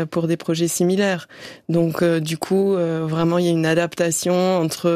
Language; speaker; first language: French; native; French